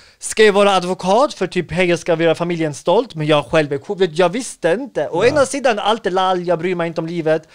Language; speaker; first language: Swedish; early bilingual, other home language; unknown